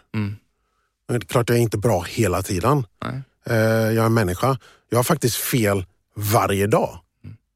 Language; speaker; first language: Swedish; early bilingual, other home language; English